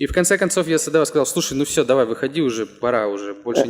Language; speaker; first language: Russian; native; Russian